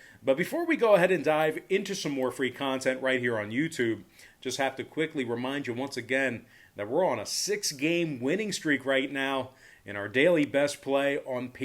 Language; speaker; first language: English; native; English